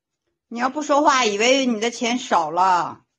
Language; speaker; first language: Chinese; native; Chinese